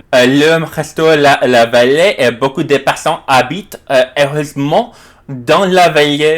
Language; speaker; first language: French; non-native, learner; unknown